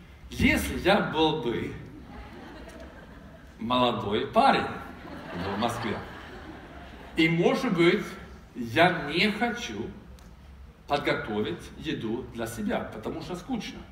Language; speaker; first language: Russian; non-native, fluent; Swedish